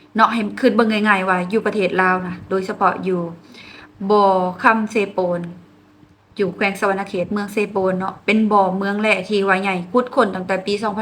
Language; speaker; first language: Thai; native; Thai